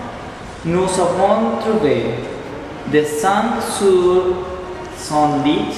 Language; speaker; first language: French; non-native, learner; Spanish